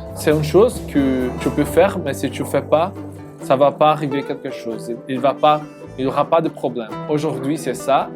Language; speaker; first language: French; non-native, learner; Portuguese